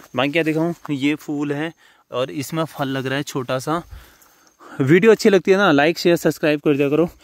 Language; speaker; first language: Hindi; native; Hindi